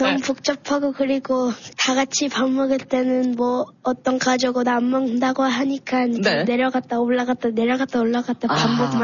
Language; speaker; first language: Korean; early bilingual, heritage; Korean